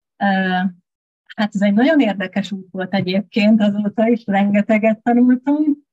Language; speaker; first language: Hungarian; native; Hungarian